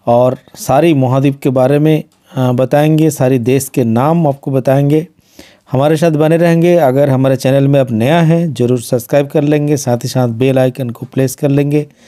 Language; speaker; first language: Hindi; non-native, local second language; Bangla